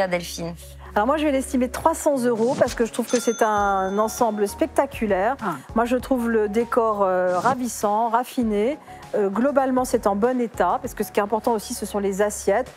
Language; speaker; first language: French; native; French